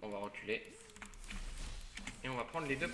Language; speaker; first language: French; native; French